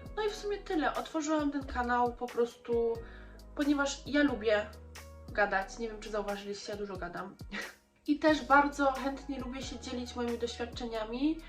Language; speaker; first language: Polish; early bilingual, heritage; Polish